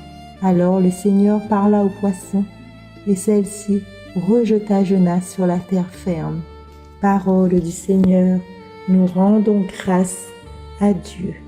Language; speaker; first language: French; native; French